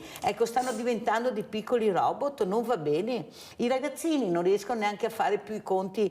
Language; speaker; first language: Italian; native; Italian